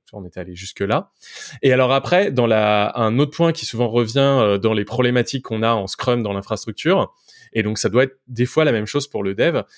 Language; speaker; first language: French; native; French